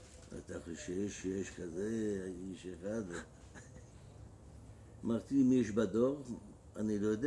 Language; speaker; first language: Hebrew; non-native, fluent; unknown